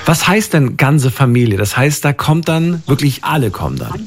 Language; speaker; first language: German; native; German